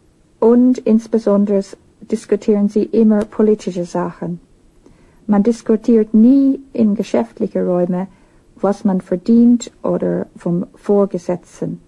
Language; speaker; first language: German; non-native, learner; English